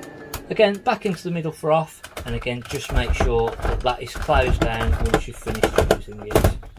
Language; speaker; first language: English; native; English